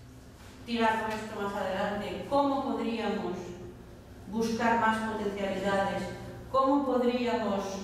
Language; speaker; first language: Spanish; non-native, local second language; Catalan